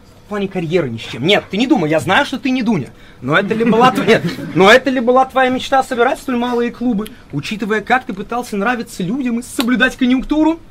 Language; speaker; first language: Russian; early bilingual, heritage; Russian